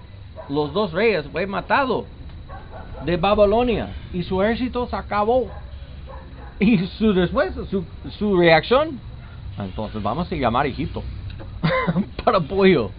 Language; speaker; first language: Spanish; non-native, learner; English